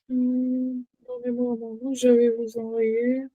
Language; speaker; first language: French; non-native, learner; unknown